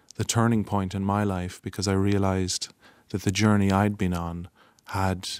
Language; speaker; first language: English; native; English